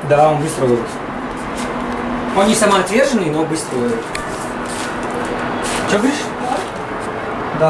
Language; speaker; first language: Russian; native; Russian